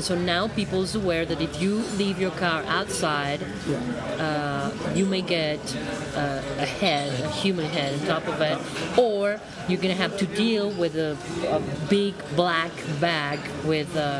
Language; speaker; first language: English; non-native, fluent; Spanish